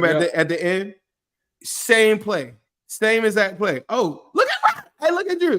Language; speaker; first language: English; native; English